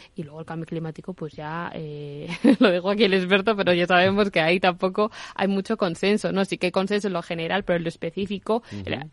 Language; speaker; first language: Spanish; native; Spanish